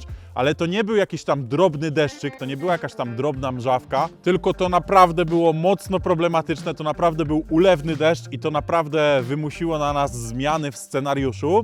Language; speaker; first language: Polish; native; Polish